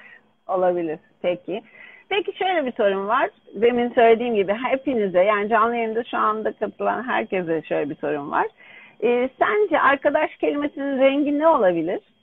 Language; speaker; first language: Turkish; native; Turkish